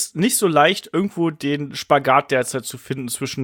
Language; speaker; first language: German; native; German